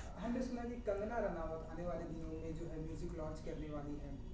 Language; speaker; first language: Hindi; native; Hindi